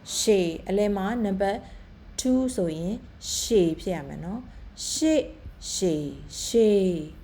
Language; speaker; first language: Burmese; native; Burmese